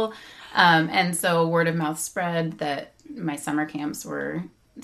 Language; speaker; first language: English; native; English